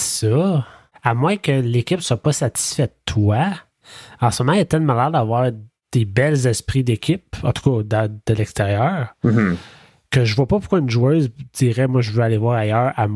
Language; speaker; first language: French; native; French